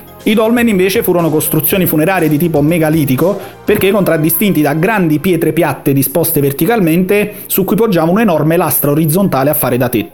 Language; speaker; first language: Italian; native; Italian